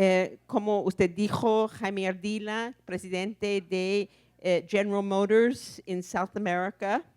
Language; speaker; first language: Spanish; non-native, fluent; English